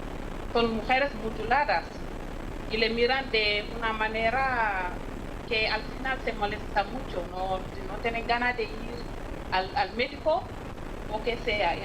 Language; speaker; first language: Spanish; non-native, fluent; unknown